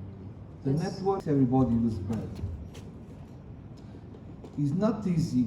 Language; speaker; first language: English; non-native, learner; Portuguese